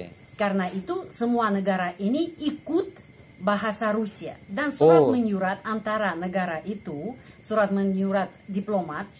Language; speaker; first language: Indonesian; non-native, fluent; Russian